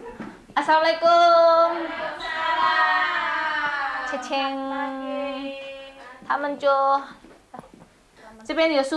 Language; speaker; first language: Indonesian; non-native, local second language; Javanese